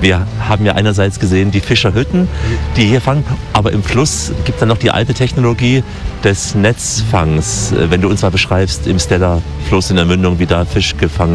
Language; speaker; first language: German; native; German